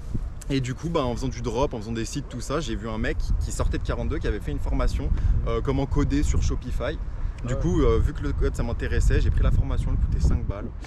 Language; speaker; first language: French; native; French